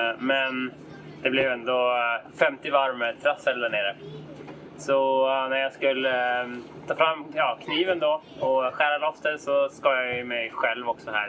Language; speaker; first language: Swedish; native; Swedish